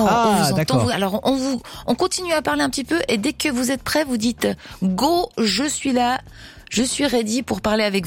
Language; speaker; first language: French; native; French